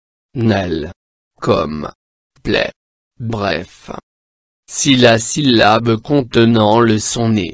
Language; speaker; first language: French; non-native, local second language; Arabic